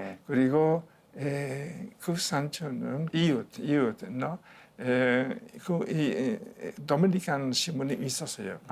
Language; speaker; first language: Korean; non-native, learner; Spanish